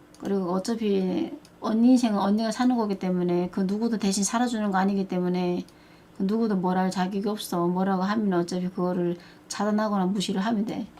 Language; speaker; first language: Korean; native; Korean